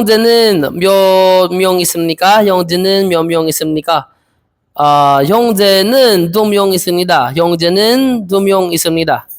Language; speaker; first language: Korean; non-native, learner; Filipino